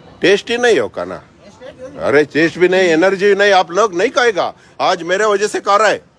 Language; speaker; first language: Hindi; non-native, local second language; Kannada